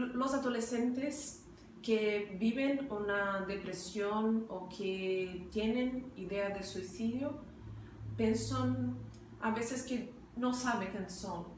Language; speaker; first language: Spanish; non-native, fluent; Portuguese